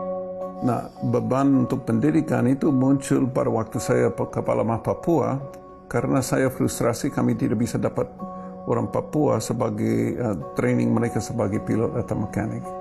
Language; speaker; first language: Indonesian; non-native, fluent; English